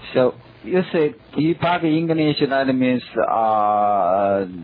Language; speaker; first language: English; non-native, learner; Chinese